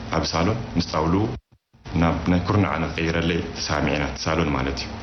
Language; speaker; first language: Tigrinya; native; Tigrinya